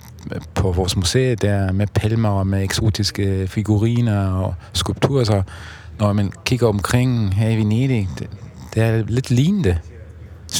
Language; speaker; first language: Danish; non-native, fluent; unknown